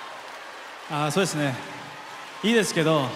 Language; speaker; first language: Japanese; non-native, fluent; Korean